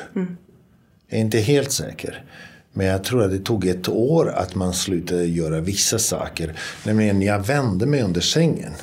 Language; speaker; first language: Swedish; non-native, fluent; Bosnian